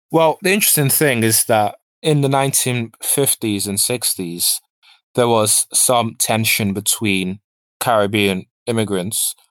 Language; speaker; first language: English; early bilingual, other home language; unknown